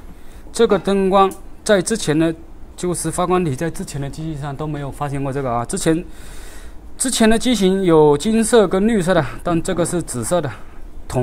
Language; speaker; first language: Chinese; native; Chinese